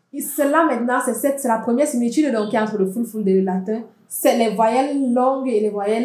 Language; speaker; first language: French; non-native, local second language; Fula